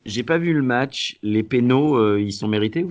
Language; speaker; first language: French; native; French